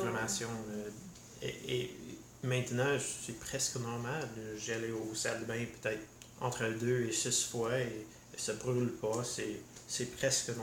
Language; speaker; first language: French; non-native, learner; English